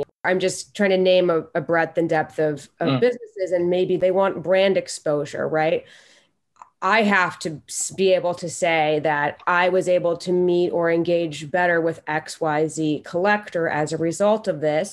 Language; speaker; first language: English; native; English